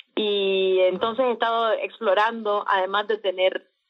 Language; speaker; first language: Spanish; native; Spanish